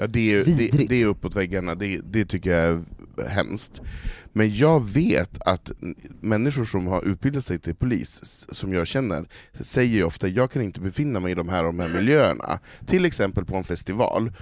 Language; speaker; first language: Swedish; native; Swedish